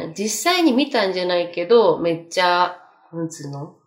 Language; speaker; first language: Japanese; native; Japanese